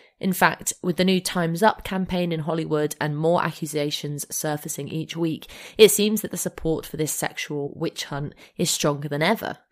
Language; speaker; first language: English; native; English